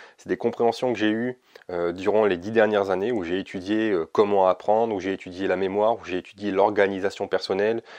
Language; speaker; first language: French; native; French